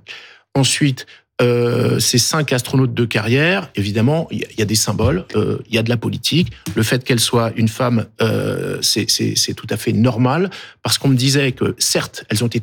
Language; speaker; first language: French; native; French